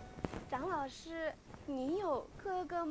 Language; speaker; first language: Chinese; non-native, fluent; Kyrgyz